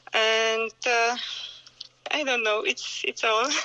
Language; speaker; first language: English; non-native, learner; Czech